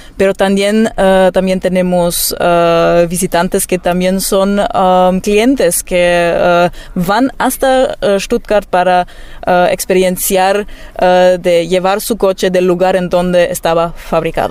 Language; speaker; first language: Spanish; non-native, fluent; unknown